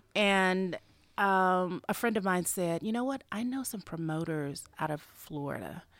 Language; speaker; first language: English; native; English